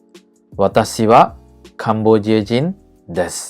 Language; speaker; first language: Japanese; non-native, fluent; Khmer